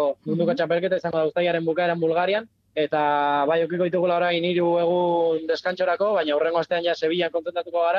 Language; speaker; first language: Basque; native; Basque